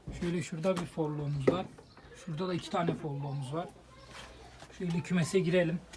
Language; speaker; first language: Turkish; native; Turkish